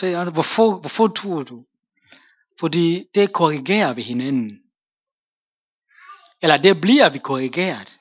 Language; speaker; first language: Danish; non-native, fluent; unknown